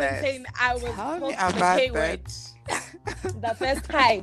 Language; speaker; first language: English; non-native, local second language; Zulu